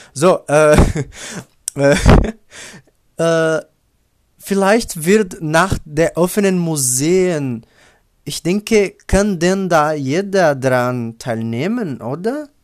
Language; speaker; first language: German; non-native, learner; Portuguese